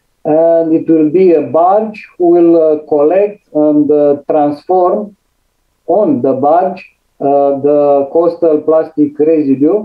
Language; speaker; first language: English; non-native, fluent; Romanian